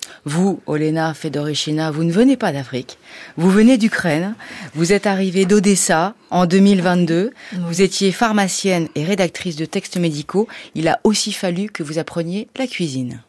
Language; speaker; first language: French; native; French